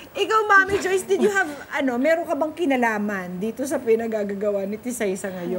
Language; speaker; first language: Filipino; native; Filipino